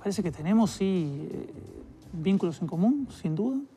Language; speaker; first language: Spanish; native; Spanish